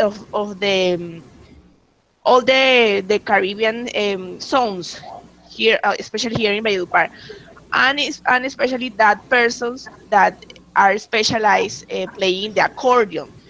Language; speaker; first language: English; non-native, learner; Spanish